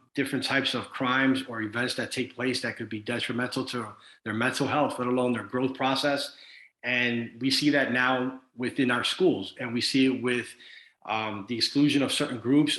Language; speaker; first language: English; early bilingual, other home language; Spanish